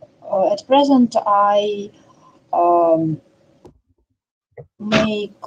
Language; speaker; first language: English; non-native, learner; Russian